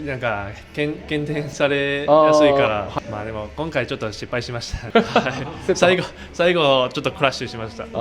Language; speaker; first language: Japanese; non-native, fluent; Cantonese